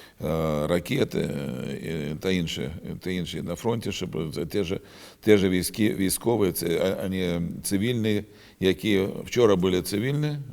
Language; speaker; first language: Ukrainian; non-native, learner; Russian